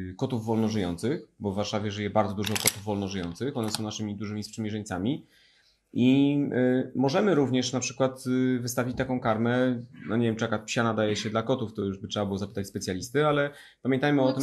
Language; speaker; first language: Polish; native; Polish